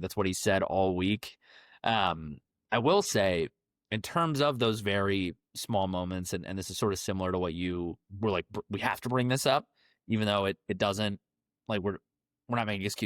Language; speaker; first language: English; native; English